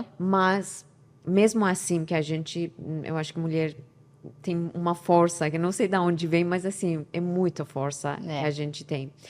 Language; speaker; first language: Portuguese; non-native, learner; Persian